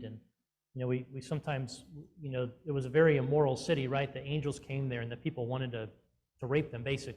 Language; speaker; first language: English; native; English